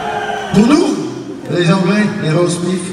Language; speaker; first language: French; non-native, learner; English